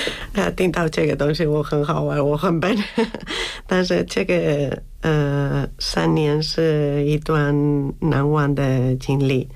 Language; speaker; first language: Chinese; non-native, fluent; Spanish